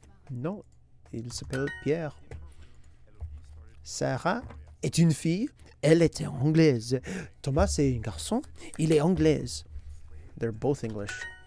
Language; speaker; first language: French; non-native, learner; English